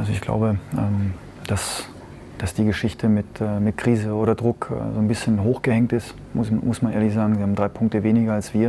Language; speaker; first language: German; native; German